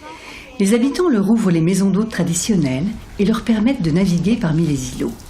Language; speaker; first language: French; native; French